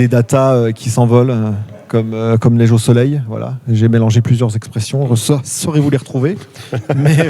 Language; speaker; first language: French; native; French